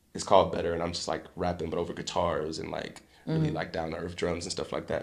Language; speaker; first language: English; native; English